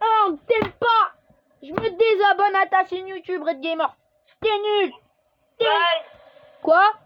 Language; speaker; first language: French; native; French